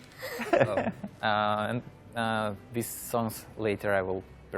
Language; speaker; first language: English; non-native, learner; Russian